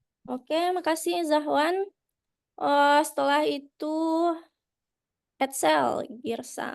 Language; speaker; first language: Indonesian; native; Indonesian